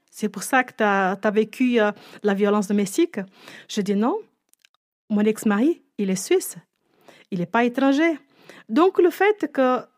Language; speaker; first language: French; non-native, fluent; Portuguese